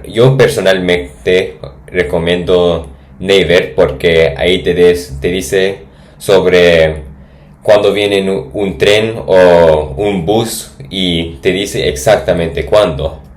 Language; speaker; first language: Spanish; non-native, fluent; English